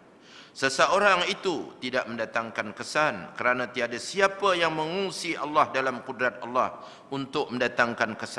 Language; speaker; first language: Malay; native; Malay